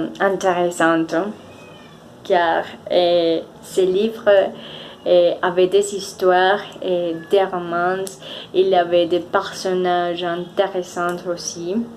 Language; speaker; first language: French; non-native, fluent; Spanish